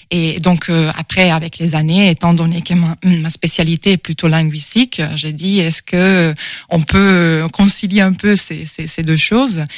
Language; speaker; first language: French; non-native, fluent; Italian